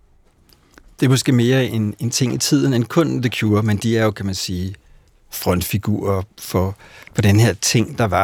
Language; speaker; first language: Danish; native; Danish